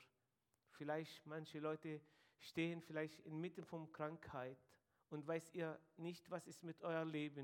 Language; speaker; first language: German; non-native, fluent; Arabic